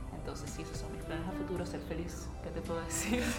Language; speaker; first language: Spanish; native; Spanish